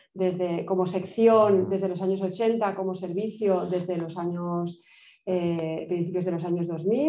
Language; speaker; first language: Spanish; native; Spanish